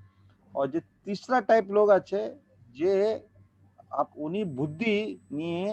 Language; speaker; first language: Bangla; non-native, learner; Hindi